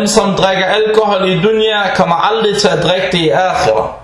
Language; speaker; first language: Danish; early bilingual, other home language; Arabic